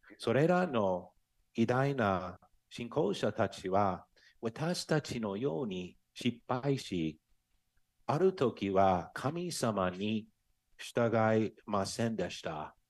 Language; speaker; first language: Japanese; non-native, fluent; English